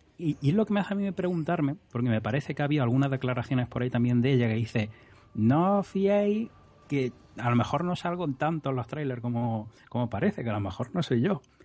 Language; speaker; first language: Spanish; native; Spanish